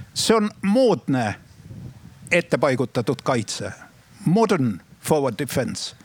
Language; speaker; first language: Estonian; native; Estonian